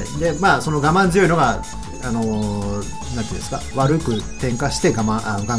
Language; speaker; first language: Japanese; native; Japanese